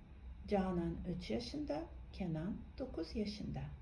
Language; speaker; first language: Turkish; non-native, fluent; Kazakh